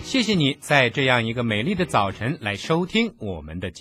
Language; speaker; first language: Chinese; native; Chinese